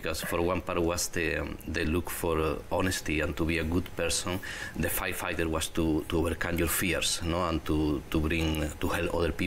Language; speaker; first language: English; non-native, learner; Spanish